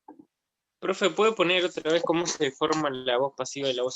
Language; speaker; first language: Spanish; native; Spanish